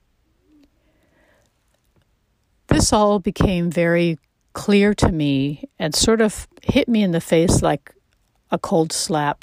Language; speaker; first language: English; native; English